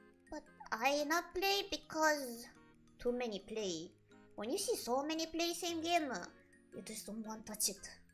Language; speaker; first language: English; non-native, learner; Japanese